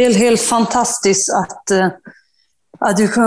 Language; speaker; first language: Swedish; non-native, fluent; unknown